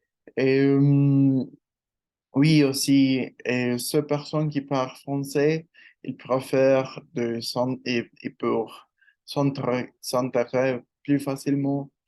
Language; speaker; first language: French; non-native, learner; Spanish